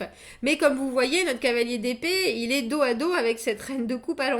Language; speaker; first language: French; native; French